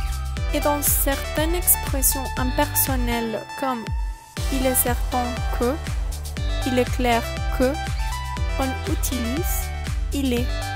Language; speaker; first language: French; non-native, learner; Spanish